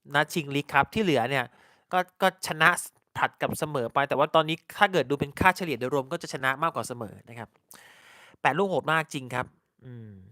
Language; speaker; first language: Thai; native; Thai